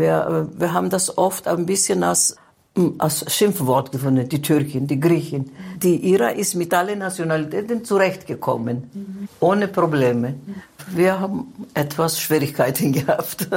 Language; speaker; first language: German; non-native, fluent; Greek